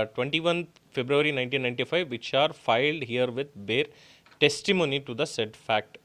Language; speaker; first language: English; non-native, local second language; Telugu